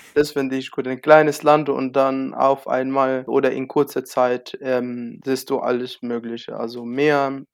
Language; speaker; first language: German; non-native, learner; Arabic